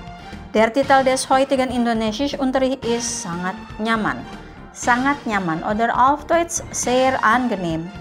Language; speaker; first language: German; non-native, fluent; Indonesian